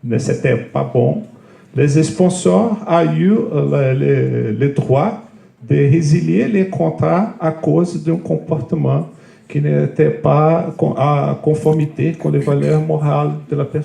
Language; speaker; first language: French; non-native, fluent; Portuguese